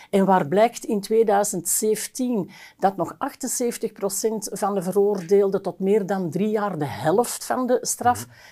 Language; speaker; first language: Dutch; native; Dutch